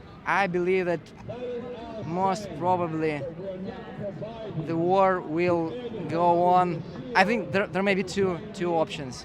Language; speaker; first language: English; non-native, fluent; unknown